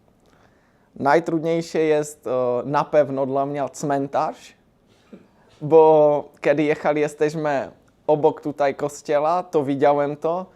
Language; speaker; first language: Polish; non-native, learner; Czech